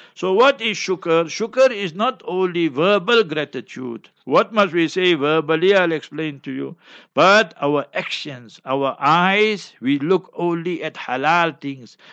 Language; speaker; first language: English; early bilingual, other home language; Hindi